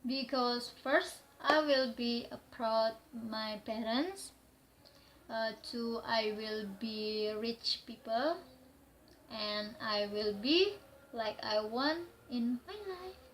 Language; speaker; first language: English; non-native, learner; Indonesian